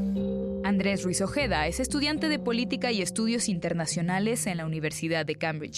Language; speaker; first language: Spanish; native; Spanish